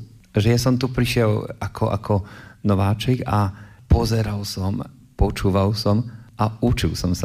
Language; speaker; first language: Slovak; non-native, fluent; Polish